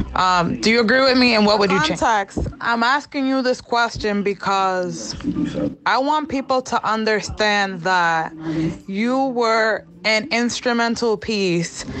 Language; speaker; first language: English; early bilingual, other home language; Spanish